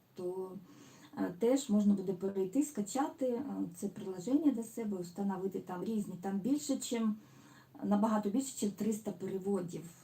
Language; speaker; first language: Ukrainian; non-native, local second language; Russian